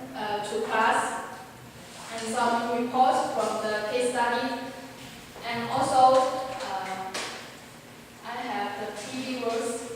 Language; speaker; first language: English; non-native, learner; Chinese